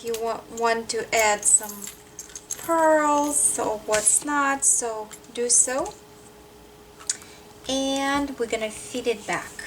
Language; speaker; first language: English; non-native, fluent; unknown